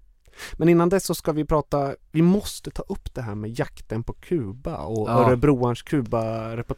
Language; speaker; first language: Swedish; native; Swedish